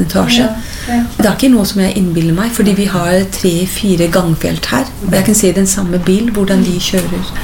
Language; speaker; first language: Norwegian; non-native, fluent; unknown